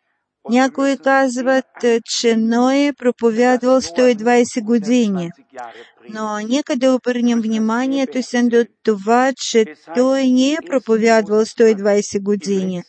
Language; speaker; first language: Bulgarian; non-native, fluent; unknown